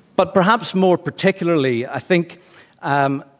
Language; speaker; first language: English; native; English